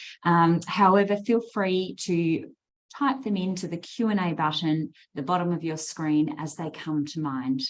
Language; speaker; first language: English; native; English